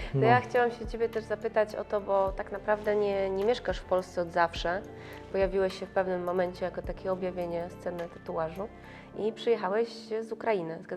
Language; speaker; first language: Polish; native; Polish